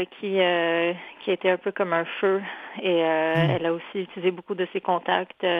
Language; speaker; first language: French; early bilingual, other home language; Polish